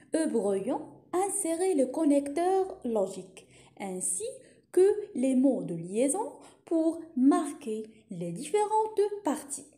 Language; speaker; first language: French; non-native, local second language; Arabic